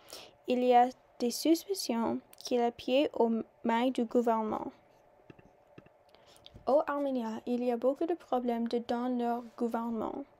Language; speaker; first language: French; non-native, learner; English